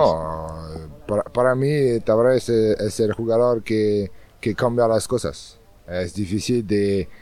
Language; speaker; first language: Spanish; non-native, learner; French